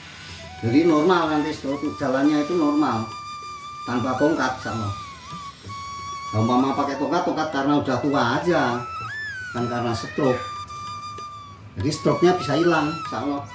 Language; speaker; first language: Indonesian; non-native, local second language; Javanese